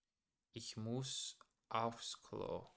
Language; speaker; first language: German; non-native, learner; English